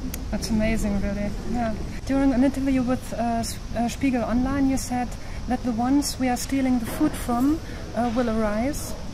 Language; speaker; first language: English; non-native, fluent; German